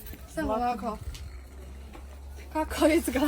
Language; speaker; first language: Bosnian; non-native, learner; Chinese